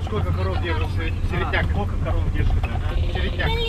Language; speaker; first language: Russian; native; Russian